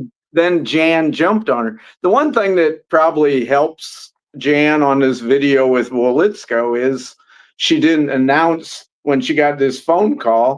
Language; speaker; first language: English; native; English